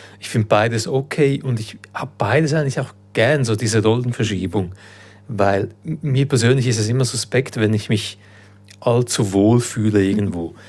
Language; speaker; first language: German; early bilingual, other home language; Croatian